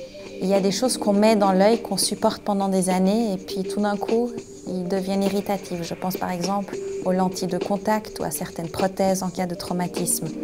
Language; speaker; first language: French; native; French